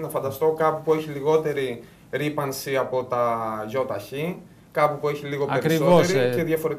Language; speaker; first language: Greek; native; Greek